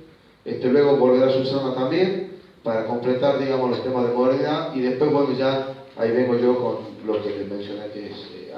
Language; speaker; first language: Spanish; native; Spanish